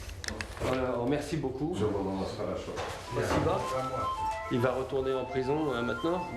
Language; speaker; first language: French; native; French